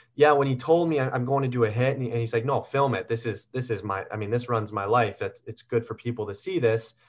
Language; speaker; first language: English; native; English